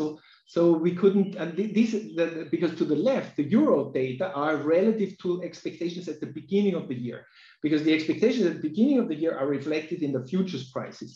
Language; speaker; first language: English; non-native, fluent; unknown